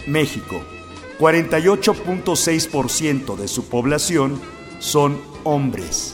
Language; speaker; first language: Spanish; native; Spanish